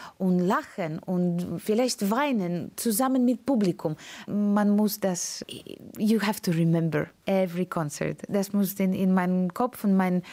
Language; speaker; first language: German; non-native, learner; Latvian